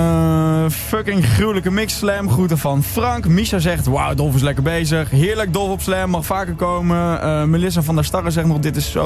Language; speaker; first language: Dutch; native; Dutch